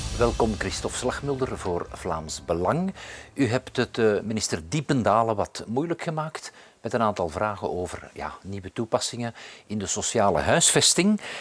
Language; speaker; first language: Dutch; native; Dutch